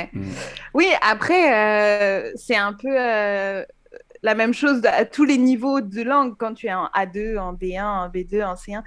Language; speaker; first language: French; native; French